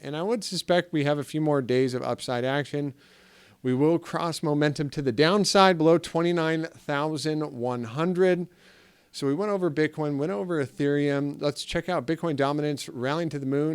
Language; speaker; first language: English; native; English